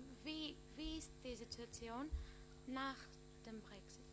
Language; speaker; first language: German; non-native, learner; Greek